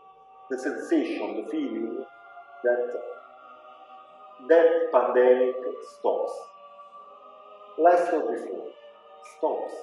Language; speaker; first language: English; non-native, learner; Italian